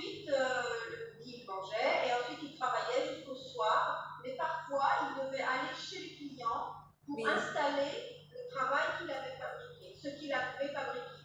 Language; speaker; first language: French; native; French